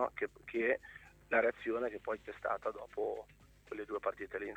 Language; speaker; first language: Italian; native; Italian